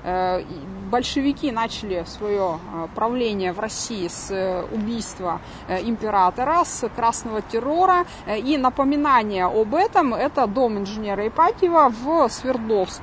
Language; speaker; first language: Russian; native; Russian